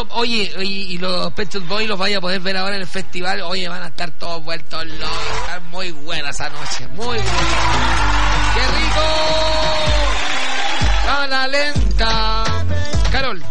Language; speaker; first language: Spanish; native; Spanish